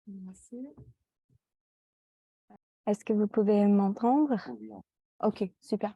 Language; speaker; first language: French; non-native, fluent; English